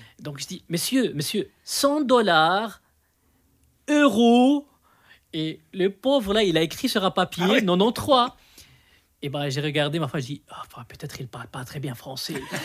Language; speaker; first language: French; non-native, fluent; Arabic